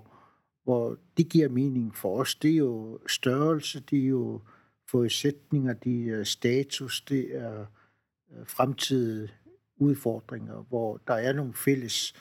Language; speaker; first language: Danish; non-native, local second language; Kalaallisut